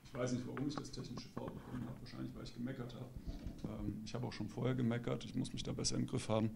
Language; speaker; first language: German; native; German